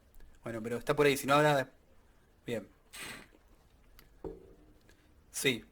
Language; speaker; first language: Spanish; native; Spanish